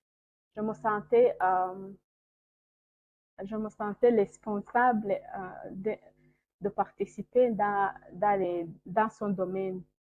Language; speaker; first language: French; non-native, local second language; Kinyarwanda